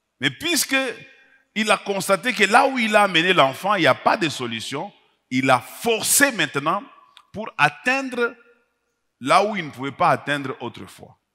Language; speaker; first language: French; non-native, local second language; Swahili